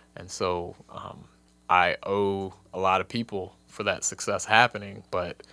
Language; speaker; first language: English; native; English